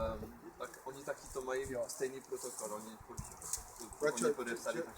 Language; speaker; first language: Czech; non-native, learner; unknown